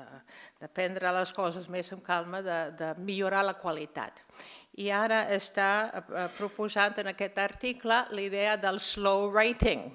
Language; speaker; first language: Catalan; non-native, fluent; English